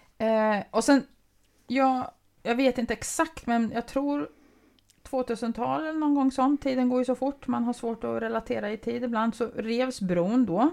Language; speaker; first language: Swedish; native; Swedish